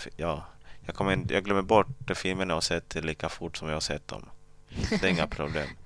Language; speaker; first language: Swedish; early bilingual, other home language; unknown